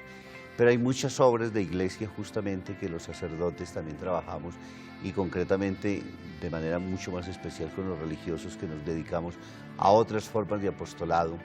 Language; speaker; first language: Spanish; native; Spanish